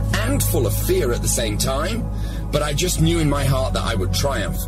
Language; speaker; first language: English; native; English